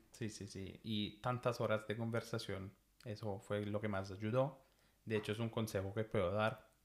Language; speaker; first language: Spanish; non-native, fluent; Italian